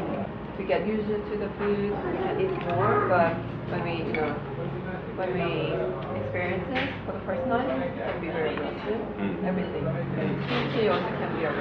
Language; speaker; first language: English; non-native, fluent; Korean